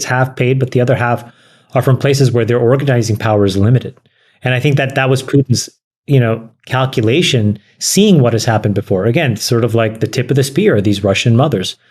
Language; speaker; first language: English; native; English